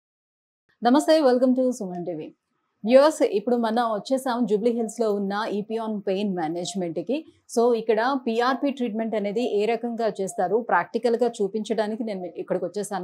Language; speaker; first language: Telugu; native; Telugu